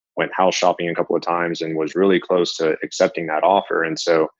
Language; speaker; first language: English; native; English